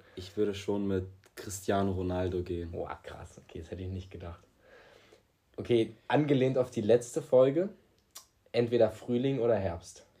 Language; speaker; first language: German; early bilingual, other home language; Greek